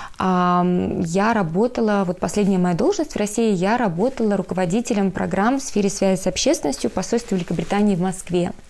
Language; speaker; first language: Russian; native; Russian